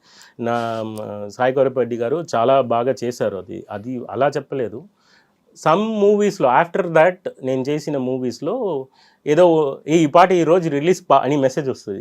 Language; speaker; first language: Telugu; non-native, learner; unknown